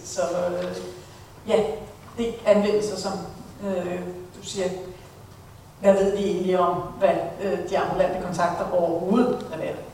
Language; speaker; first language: Danish; native; Danish